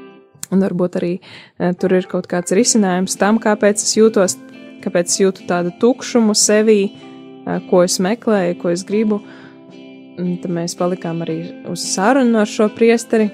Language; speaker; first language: Latvian; native; Latvian